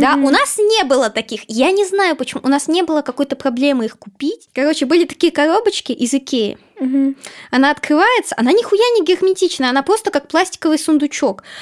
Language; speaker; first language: Russian; native; Russian